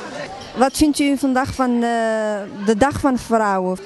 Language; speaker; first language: Dutch; non-native, learner; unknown